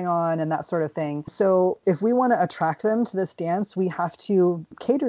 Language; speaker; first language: English; native; English